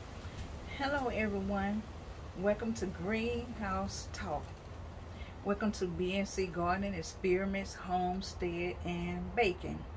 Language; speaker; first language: English; native; English